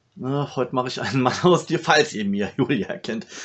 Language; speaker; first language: German; native; German